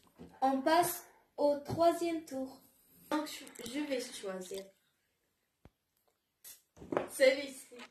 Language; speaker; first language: French; non-native, local second language; Arabic